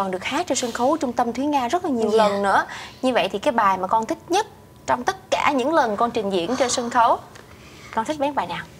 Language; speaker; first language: Vietnamese; native; Vietnamese